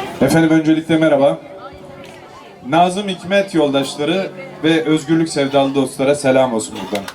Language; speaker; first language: Turkish; native; Turkish